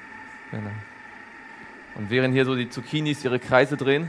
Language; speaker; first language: German; native; German